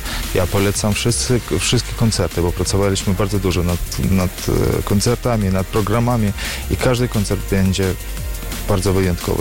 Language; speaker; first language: Polish; non-native, learner; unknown